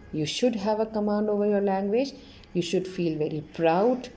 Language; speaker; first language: English; non-native, local second language; Hindi